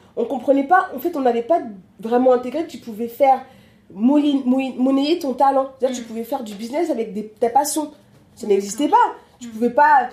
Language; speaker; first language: French; early bilingual, other home language; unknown